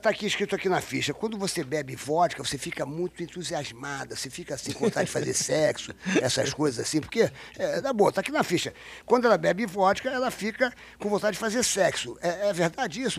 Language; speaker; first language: Portuguese; native; Portuguese